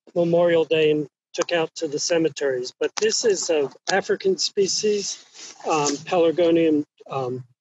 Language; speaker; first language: English; native; English